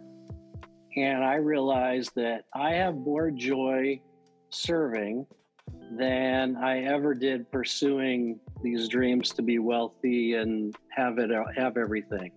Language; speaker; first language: English; native; English